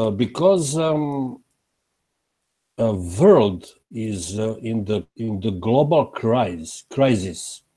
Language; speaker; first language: English; non-native, learner; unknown